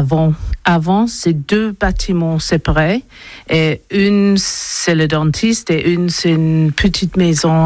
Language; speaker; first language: French; non-native, learner; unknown